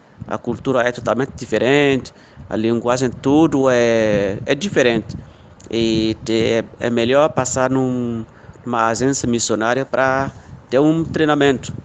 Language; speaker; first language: Portuguese; non-native, local second language; Fula